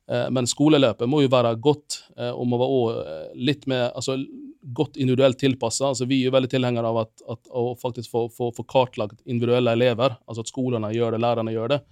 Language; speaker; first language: Norwegian; non-native, fluent; Finnish